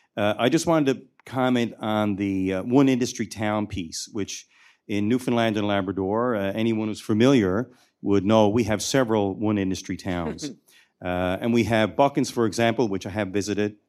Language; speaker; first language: English; native; English